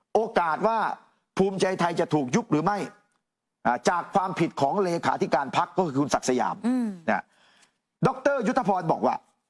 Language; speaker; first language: Thai; native; Thai